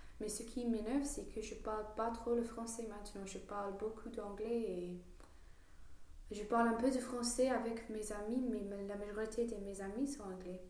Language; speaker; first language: French; non-native, learner; English